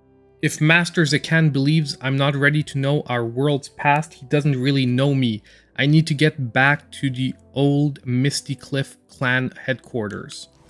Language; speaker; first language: English; native; English